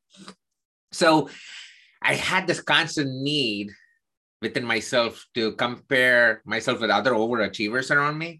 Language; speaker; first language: English; non-native, local second language; Tamil